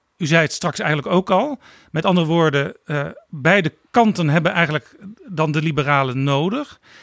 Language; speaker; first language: Dutch; native; Dutch